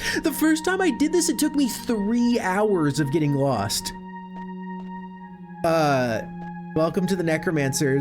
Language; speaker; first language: English; native; English